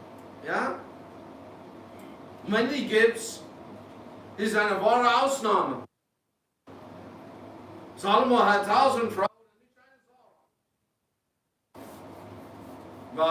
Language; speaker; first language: German; non-native, fluent; English